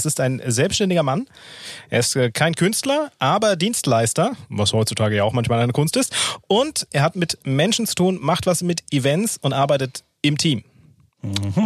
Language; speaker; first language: German; native; German